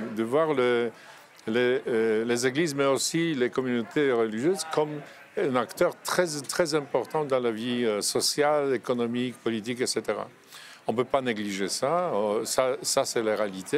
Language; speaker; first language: French; non-native, fluent; Polish